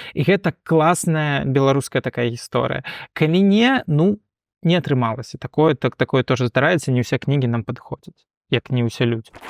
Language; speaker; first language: Belarusian; non-native, local second language; Russian